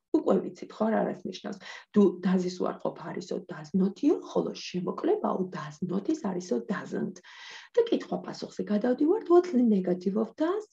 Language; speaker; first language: English; non-native, fluent; Georgian